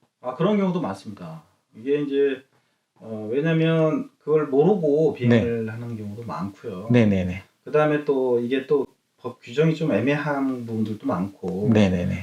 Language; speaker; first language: Korean; native; Korean